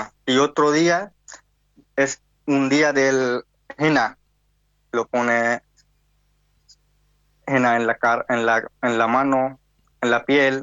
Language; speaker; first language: Spanish; non-native, learner; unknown